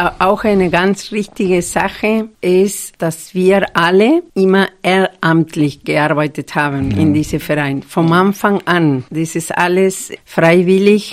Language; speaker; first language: German; non-native, fluent; Spanish